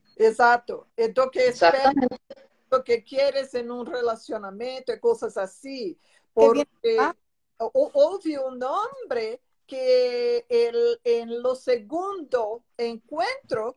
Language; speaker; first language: Spanish; non-native, learner; Portuguese